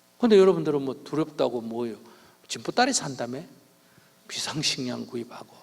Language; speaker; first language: Korean; native; Korean